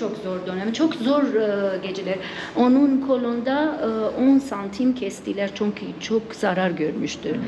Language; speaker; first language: Turkish; non-native, fluent; Arabic